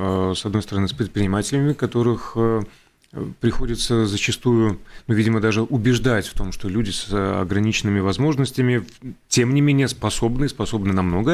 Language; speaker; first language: Russian; native; Russian